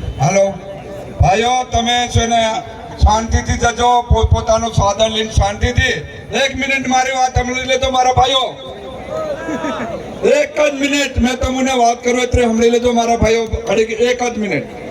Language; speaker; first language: Gujarati; non-native, local second language; Rathawi